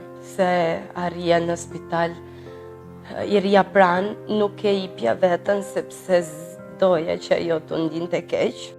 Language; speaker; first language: Albanian; early bilingual, heritage; Albanian